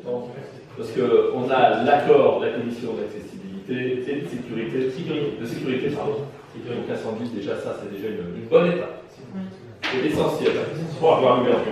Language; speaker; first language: French; native; French